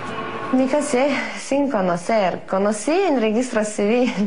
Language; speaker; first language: Spanish; non-native, learner; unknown